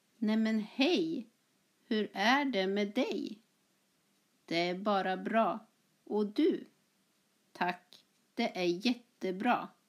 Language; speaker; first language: Swedish; native; Swedish